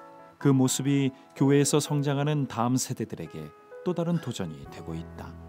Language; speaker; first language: Korean; native; Korean